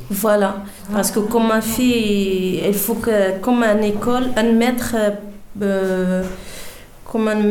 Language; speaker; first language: French; non-native, learner; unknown